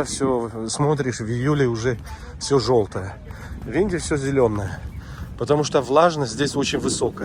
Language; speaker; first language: Russian; non-native, fluent; Tajik